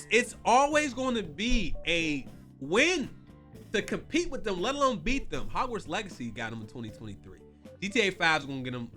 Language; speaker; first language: English; native; English